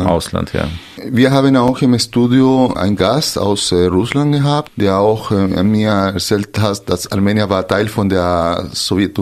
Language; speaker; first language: German; non-native, fluent; Spanish